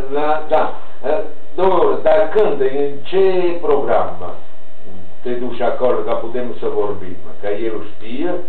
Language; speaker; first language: Romanian; non-native, learner; Italian